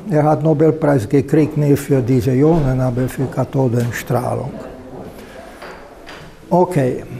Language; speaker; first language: German; non-native, fluent; Slovak